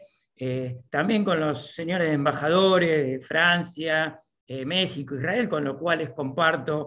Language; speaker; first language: Spanish; native; Spanish